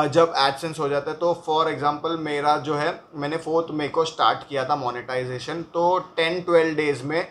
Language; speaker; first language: Hindi; non-native, local second language; Marathi